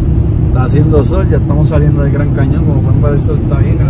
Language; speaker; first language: Spanish; native; Spanish